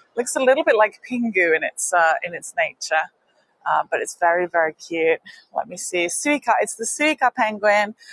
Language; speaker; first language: English; native; English